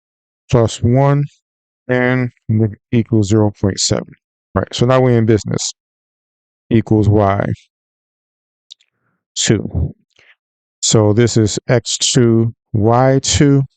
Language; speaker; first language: English; native; English